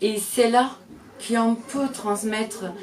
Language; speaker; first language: French; non-native, fluent; Portuguese